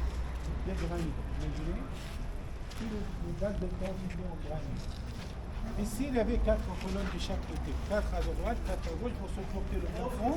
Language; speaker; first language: French; non-native, fluent; Arabic